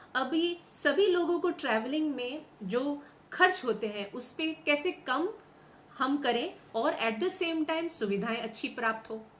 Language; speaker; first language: Hindi; non-native, local second language; Gujarati